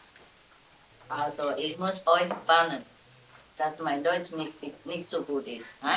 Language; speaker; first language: German; non-native, learner; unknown